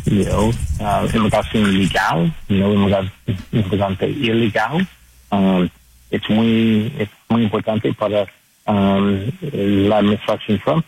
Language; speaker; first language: Spanish; non-native, learner; English